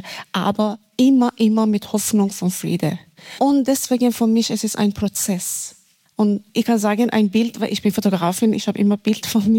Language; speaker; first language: German; non-native, fluent; Persian